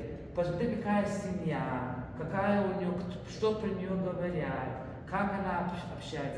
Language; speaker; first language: Russian; non-native, fluent; English